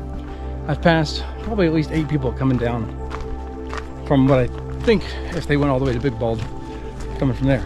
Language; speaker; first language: English; native; English